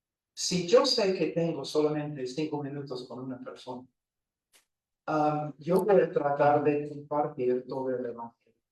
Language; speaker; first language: Spanish; non-native, fluent; English